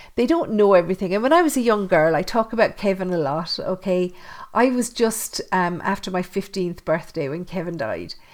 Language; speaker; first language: English; native; English